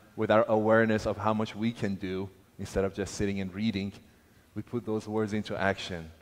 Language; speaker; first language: English; non-native, fluent; Persian